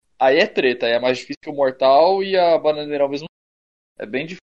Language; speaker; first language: Portuguese; native; Portuguese